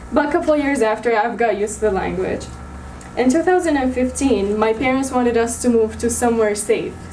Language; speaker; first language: English; early bilingual, other home language; Arabic